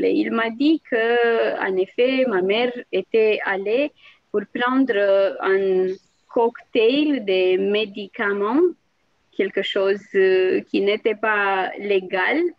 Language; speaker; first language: French; non-native, fluent; Romanian